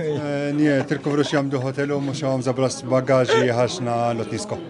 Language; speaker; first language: Polish; non-native, fluent; French